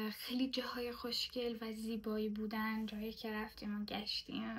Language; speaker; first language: Persian; native; Persian